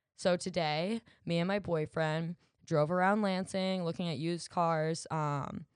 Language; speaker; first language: English; native; English